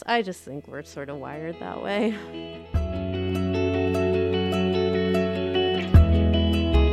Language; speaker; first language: English; native; English